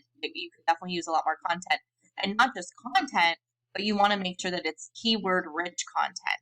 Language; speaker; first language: English; native; English